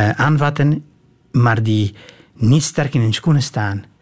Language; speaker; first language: Dutch; non-native, fluent; Albanian